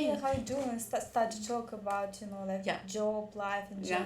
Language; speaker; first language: English; non-native, learner; Russian